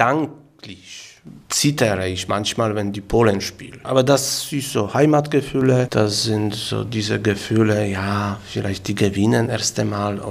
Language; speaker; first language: German; non-native, learner; Polish